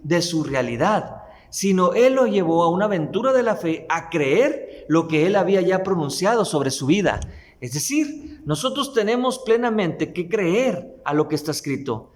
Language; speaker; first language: Spanish; native; Spanish